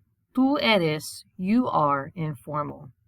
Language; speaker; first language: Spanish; non-native, fluent; English